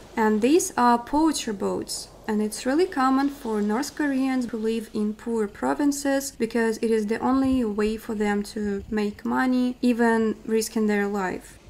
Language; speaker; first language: English; non-native, fluent; Russian